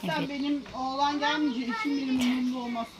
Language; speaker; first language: Turkish; native; Turkish